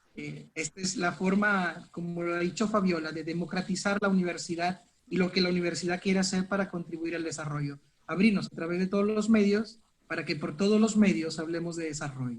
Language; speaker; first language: Spanish; native; Spanish